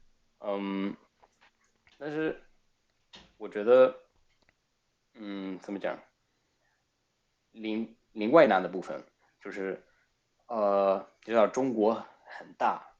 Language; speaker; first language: Chinese; non-native, fluent; Spanish